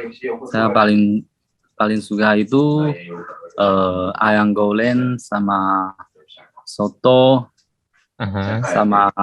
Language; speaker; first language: Indonesian; non-native, learner; Chinese